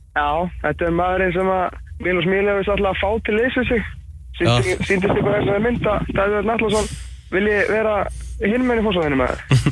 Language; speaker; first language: Icelandic; native; Icelandic